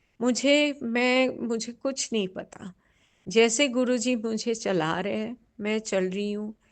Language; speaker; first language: Hindi; non-native, local second language; Bangla